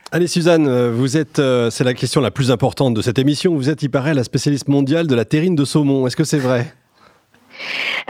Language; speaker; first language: French; native; French